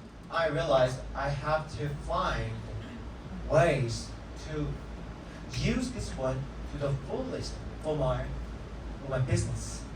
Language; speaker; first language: English; non-native, fluent; Korean